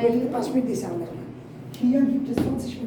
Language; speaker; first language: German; non-native, learner; Bangla